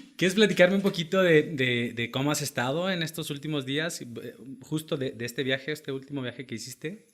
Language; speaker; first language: Spanish; native; Spanish